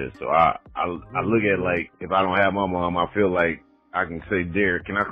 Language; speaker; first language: English; native; English